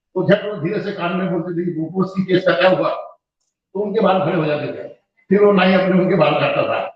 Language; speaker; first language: Hindi; non-native, local second language; Marathi